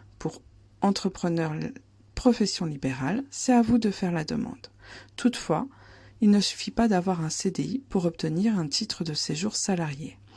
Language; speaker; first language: French; native; French